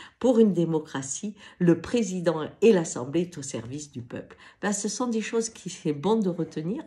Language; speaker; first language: French; native; French